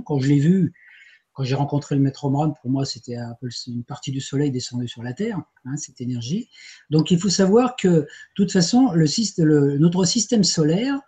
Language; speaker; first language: French; native; French